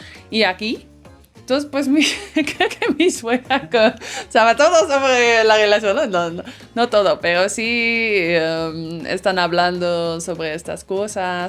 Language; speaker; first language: Spanish; non-native, fluent; Dutch